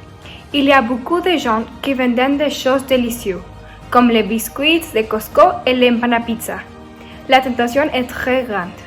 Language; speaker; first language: French; non-native, learner; Spanish